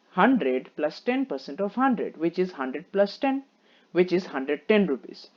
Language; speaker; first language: English; non-native, local second language; Bangla